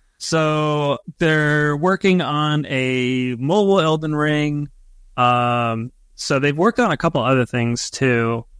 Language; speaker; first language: English; native; English